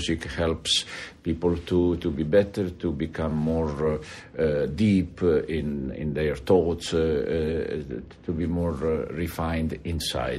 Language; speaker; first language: English; non-native, fluent; Italian